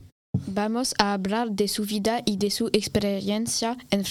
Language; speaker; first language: Spanish; non-native, learner; French